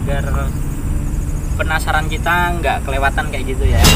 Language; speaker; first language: Indonesian; native; Indonesian